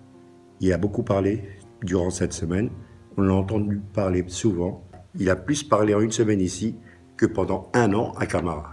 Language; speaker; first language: French; native; French